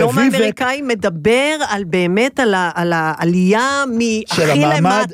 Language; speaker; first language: Hebrew; native; Hebrew